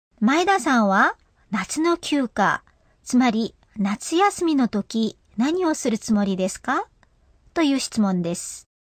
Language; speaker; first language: Japanese; non-native, fluent; Korean